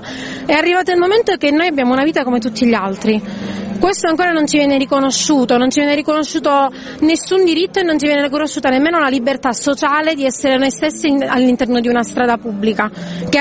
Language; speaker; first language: Italian; native; Italian